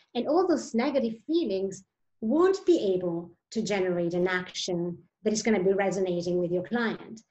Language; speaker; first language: English; non-native, fluent; Italian